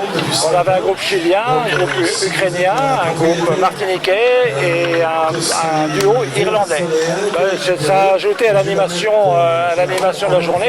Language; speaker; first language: French; native; French